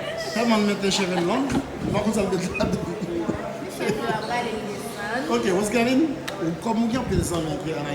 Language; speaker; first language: French; non-native, learner; Haitian Creole